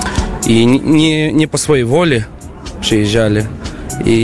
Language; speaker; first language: Polish; non-native, learner; Russian